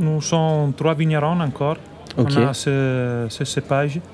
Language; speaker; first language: French; non-native, learner; Italian